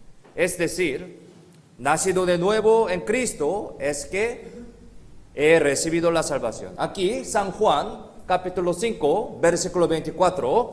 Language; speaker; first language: Spanish; non-native, learner; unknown